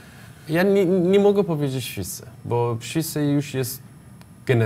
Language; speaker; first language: Polish; non-native, learner; Persian